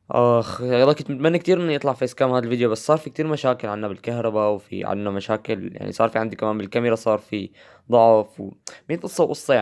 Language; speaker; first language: Arabic; native; Arabic